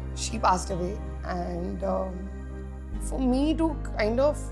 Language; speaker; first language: English; non-native, local second language; Hindi